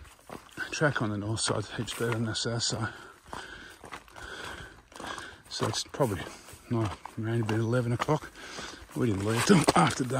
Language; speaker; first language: English; native; English